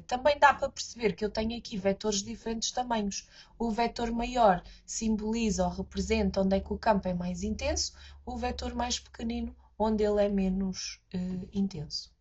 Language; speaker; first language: Portuguese; native; Portuguese